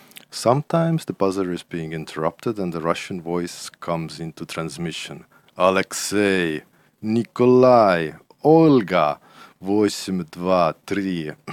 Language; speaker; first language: English; non-native, fluent; Estonian